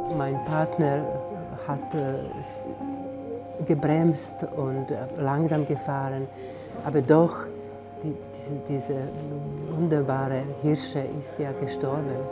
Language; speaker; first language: German; non-native, fluent; Slovak